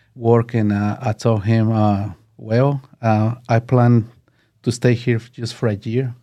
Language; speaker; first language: English; non-native, learner; Spanish